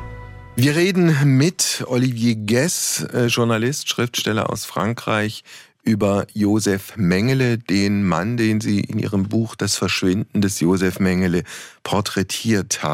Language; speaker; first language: German; native; German